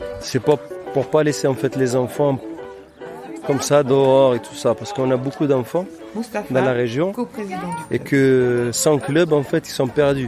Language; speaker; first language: French; non-native, fluent; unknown